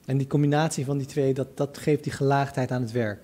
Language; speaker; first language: Dutch; native; Dutch